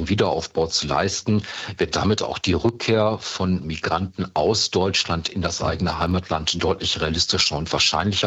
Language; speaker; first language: German; native; German